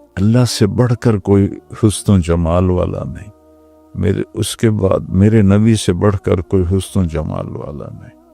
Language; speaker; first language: Urdu; non-native, local second language; Punjabi